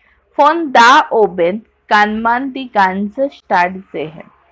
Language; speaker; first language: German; non-native, learner; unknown